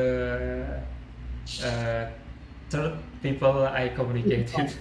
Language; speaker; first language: English; non-native, learner; Indonesian